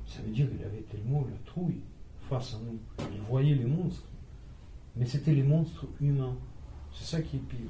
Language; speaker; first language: French; non-native, fluent; Russian